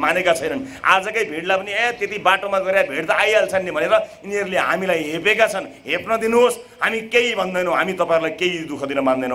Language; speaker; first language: Nepali; native; Nepali